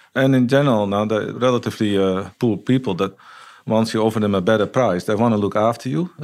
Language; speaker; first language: English; non-native, fluent; Dutch